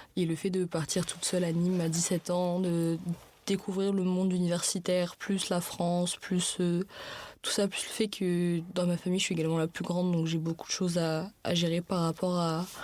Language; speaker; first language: French; non-native, local second language; Arabic